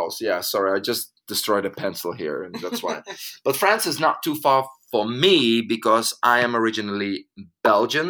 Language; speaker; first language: English; non-native, fluent; Dutch